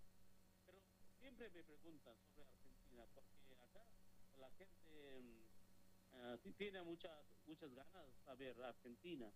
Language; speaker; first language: Spanish; non-native, fluent; Bangla